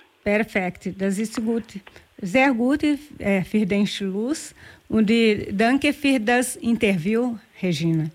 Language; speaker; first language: German; non-native, fluent; Portuguese